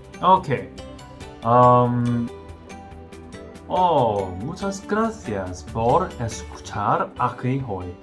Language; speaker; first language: Spanish; non-native, learner; Korean